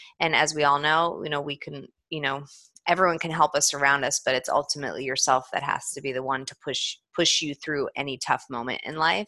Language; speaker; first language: English; native; English